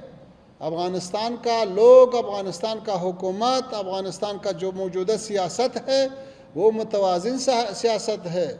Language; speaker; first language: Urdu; non-native, fluent; Pashto